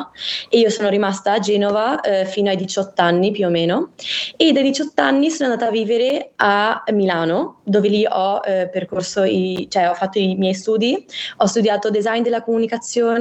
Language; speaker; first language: Italian; native; Italian